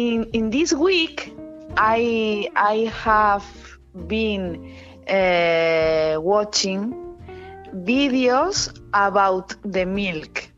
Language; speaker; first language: English; non-native, learner; Spanish